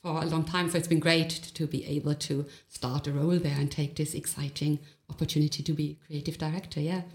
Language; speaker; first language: English; non-native, fluent; German